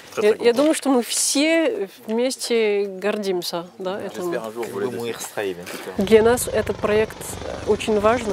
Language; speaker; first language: Russian; non-native, fluent; French